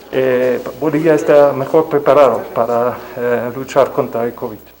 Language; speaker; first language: Spanish; non-native, fluent; German